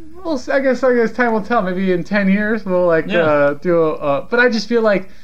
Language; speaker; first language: English; native; English